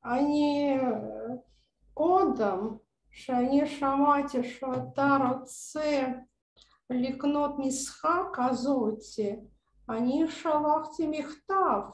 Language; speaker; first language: Hebrew; non-native, learner; Russian